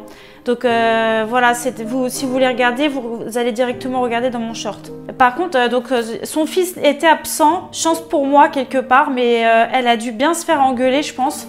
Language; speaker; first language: French; native; French